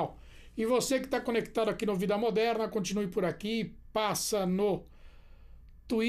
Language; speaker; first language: Portuguese; native; Portuguese